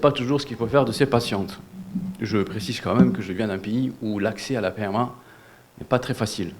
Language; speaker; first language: French; non-native, local second language; Wolof